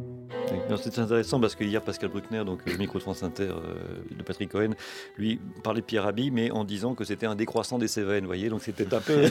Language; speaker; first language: French; native; French